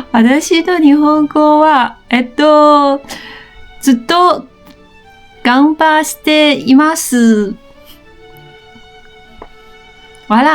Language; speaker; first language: Japanese; non-native, learner; Chinese